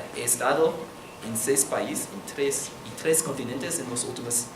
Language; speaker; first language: Spanish; non-native, learner; English